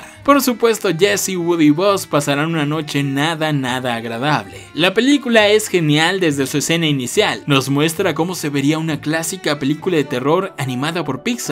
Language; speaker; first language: Spanish; native; Spanish